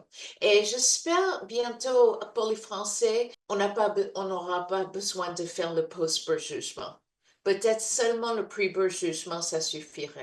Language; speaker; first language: French; non-native, fluent; English